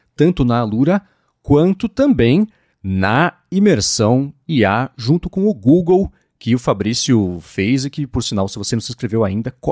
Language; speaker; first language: Portuguese; native; Portuguese